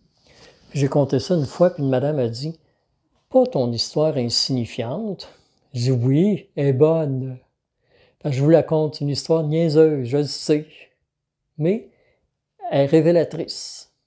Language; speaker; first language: French; native; French